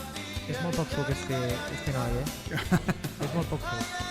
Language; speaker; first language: Catalan; native; Catalan